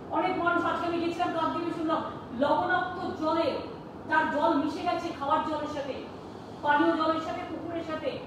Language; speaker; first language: Bangla; native; Bangla